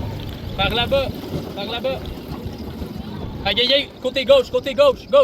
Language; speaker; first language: French; native; French